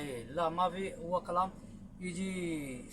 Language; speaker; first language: Arabic; non-native, learner; Hindi